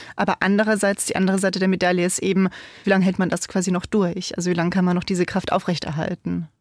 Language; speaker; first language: German; native; German